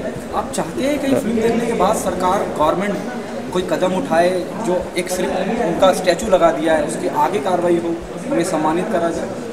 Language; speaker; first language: Hindi; native; Hindi